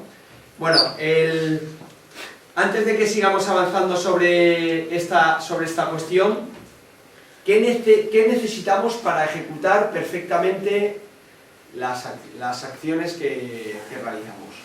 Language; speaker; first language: Spanish; native; Spanish